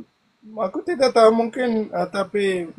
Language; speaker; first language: Indonesian; non-native, learner; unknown